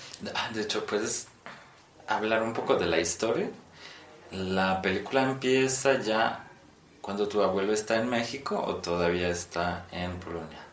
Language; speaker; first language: Spanish; non-native, fluent; Polish